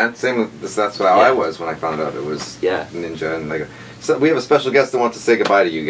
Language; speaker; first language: English; native; English